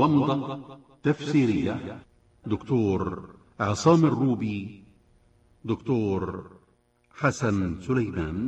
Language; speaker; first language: Arabic; native; Arabic